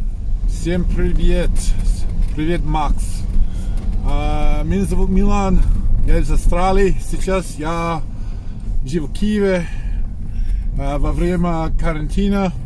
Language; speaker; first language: Russian; non-native, learner; English